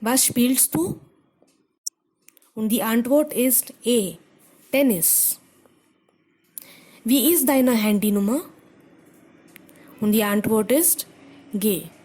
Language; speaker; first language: German; non-native, fluent; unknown